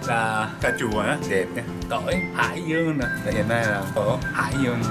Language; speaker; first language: Vietnamese; non-native, learner; Japanese